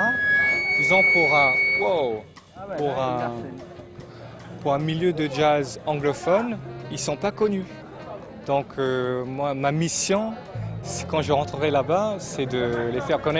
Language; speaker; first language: French; non-native, fluent; English